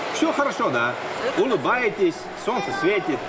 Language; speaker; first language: Russian; non-native, learner; Estonian